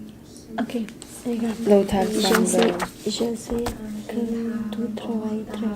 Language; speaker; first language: French; non-native, learner; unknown